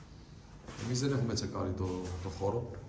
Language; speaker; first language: Greek; early bilingual, other home language; Albanian